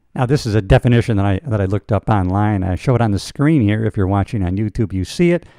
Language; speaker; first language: English; native; English